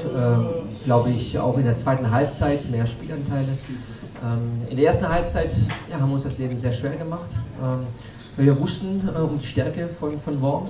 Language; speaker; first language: German; native; German